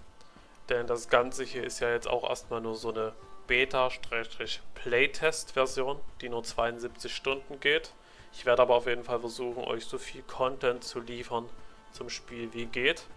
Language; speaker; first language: German; native; German